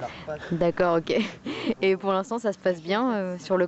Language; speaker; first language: French; native; French